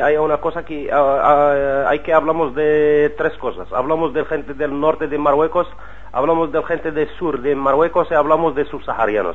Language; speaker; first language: Spanish; non-native, learner; Arabic